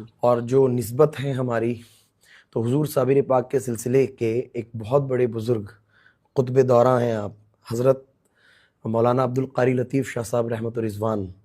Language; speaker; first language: Urdu; native; Urdu